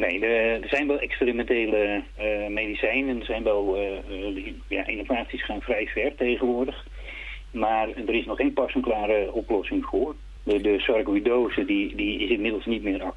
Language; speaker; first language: Dutch; native; Dutch